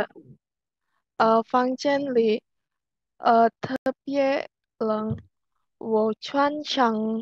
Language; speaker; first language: Chinese; non-native, learner; Indonesian